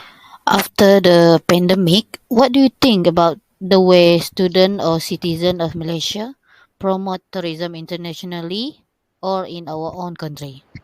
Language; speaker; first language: English; non-native, local second language; Malay